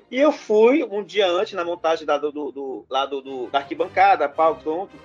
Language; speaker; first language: Portuguese; native; Portuguese